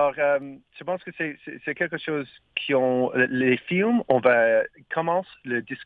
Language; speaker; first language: French; non-native, learner; English